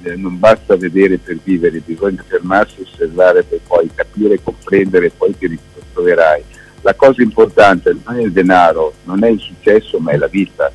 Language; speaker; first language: Italian; native; Italian